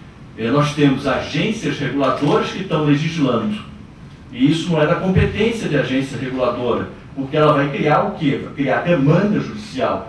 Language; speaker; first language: Portuguese; native; Portuguese